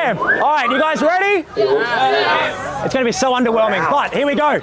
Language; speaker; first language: English; native; English